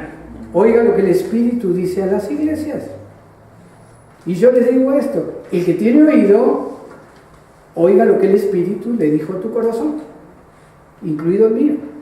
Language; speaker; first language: Spanish; native; Spanish